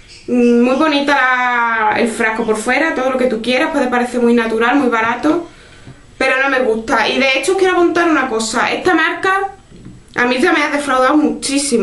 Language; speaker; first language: Spanish; native; Spanish